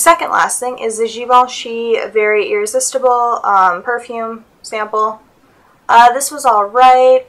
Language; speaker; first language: English; native; English